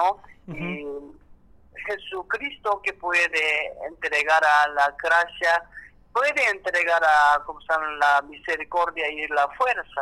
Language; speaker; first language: Spanish; non-native, learner; Korean